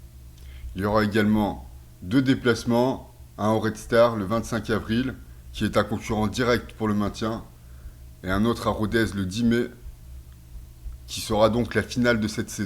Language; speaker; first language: French; native; French